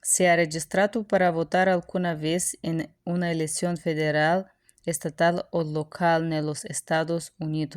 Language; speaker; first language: Spanish; non-native, fluent; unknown